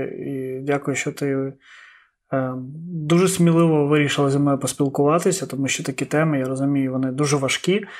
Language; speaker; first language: Ukrainian; non-native, local second language; Russian